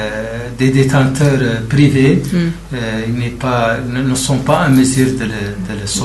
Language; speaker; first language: French; non-native, local second language; Arabic